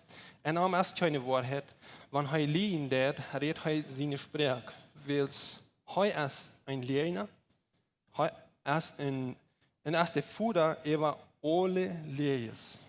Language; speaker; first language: German; non-native, learner; Plautdietsch